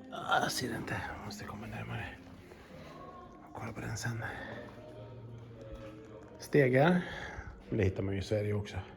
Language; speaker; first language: Swedish; native; Swedish